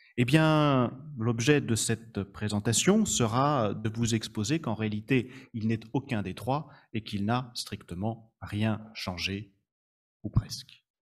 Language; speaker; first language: French; native; French